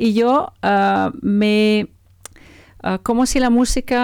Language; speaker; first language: Spanish; non-native, learner; French